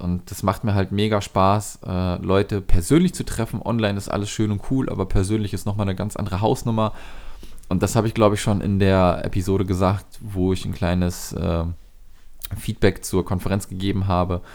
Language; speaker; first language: German; native; German